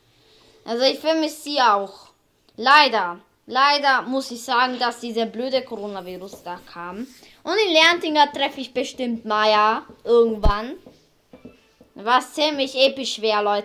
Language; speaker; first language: German; early bilingual, other home language; Hungarian